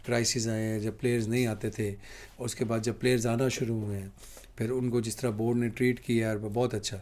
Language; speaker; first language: Urdu; native; Urdu